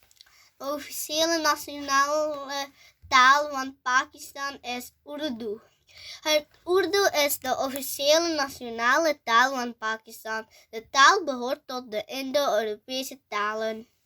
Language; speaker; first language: Dutch; early bilingual, other home language; Urdu